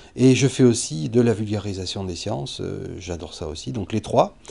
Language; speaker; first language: French; native; French